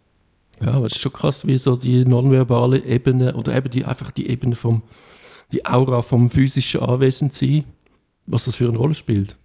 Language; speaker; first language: German; native; German